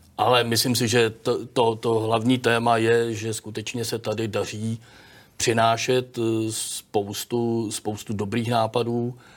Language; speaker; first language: Czech; native; Czech